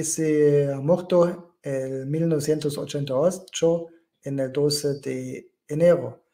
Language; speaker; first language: Spanish; non-native, fluent; German